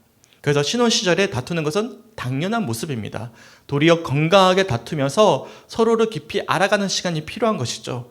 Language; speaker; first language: Korean; native; Korean